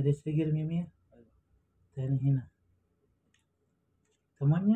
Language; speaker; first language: Arabic; non-native, learner; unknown